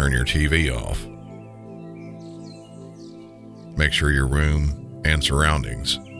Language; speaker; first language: English; native; English